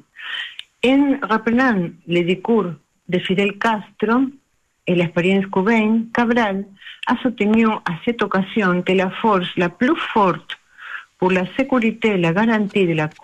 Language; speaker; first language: French; non-native, learner; Spanish